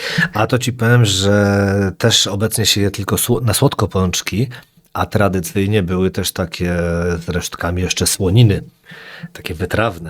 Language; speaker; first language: Polish; native; Polish